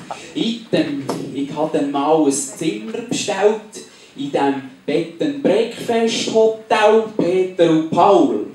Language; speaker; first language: German; native; German